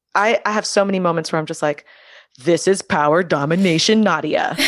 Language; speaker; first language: English; early bilingual, other home language; French